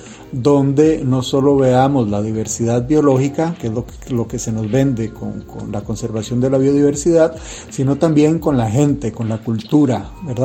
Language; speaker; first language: Spanish; native; Spanish